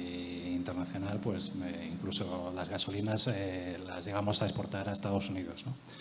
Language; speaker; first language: Spanish; native; Spanish